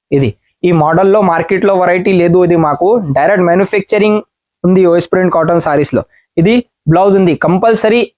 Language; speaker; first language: Telugu; non-native, learner; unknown